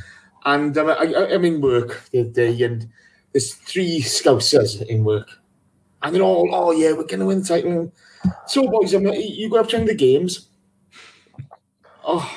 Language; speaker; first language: English; native; English